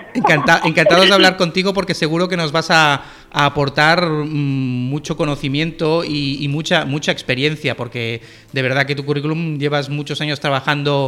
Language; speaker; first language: Spanish; native; Spanish